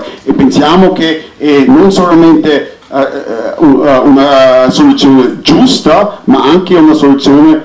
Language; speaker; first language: Italian; non-native, fluent; Arabic